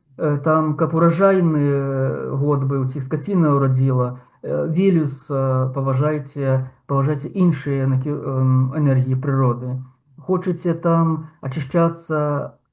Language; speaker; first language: Belarusian; non-native, local second language; Russian